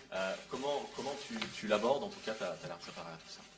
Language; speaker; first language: French; native; French